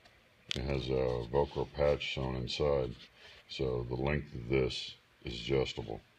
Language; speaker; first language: English; native; English